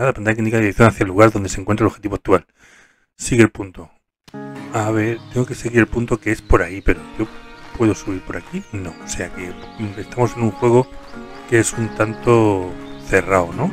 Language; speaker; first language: Spanish; native; Spanish